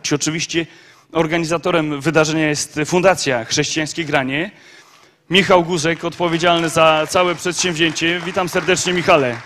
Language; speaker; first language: Polish; native; Polish